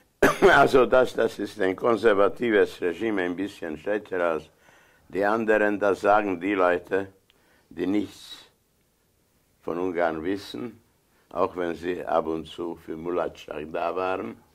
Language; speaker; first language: German; non-native, fluent; Hungarian